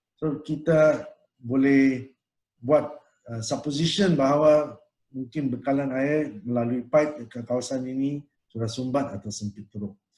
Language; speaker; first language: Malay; non-native, local second language; Tamil